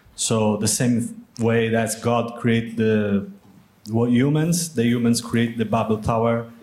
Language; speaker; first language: English; non-native, fluent; Portuguese